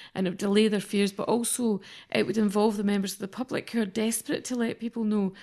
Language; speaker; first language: English; native; English